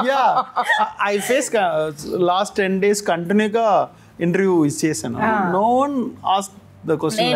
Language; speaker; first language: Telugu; non-native, learner; Tamil